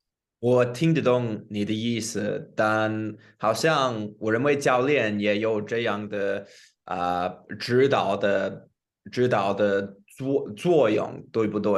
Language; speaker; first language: Chinese; non-native, fluent; English